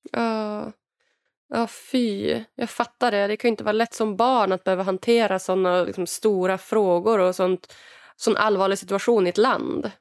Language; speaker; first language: Swedish; native; Swedish